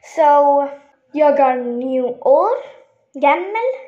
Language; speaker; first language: Swedish; non-native, learner; English